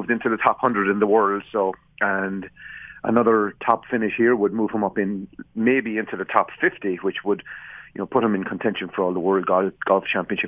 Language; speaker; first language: English; native; English